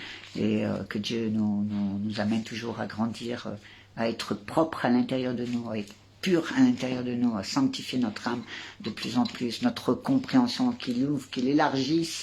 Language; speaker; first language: French; native; French